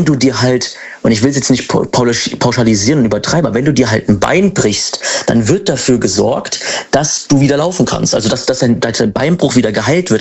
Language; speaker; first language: German; native; German